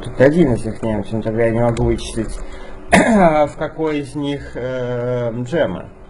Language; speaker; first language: Russian; native; Russian